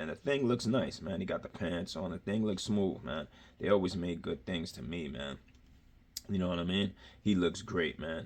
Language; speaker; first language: English; native; English